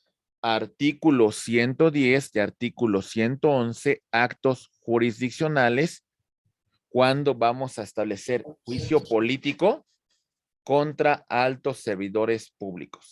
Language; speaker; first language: Spanish; native; Spanish